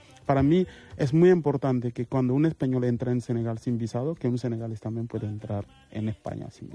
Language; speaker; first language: Spanish; non-native, fluent; Mandingo